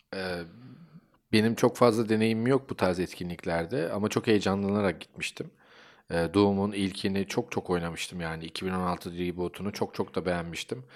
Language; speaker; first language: Turkish; native; Turkish